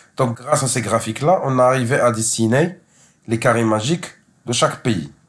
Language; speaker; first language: French; non-native, local second language; Arabic